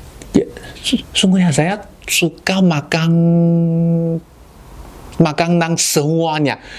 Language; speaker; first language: Indonesian; non-native, learner; Chinese